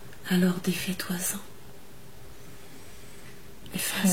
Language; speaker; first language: French; native; French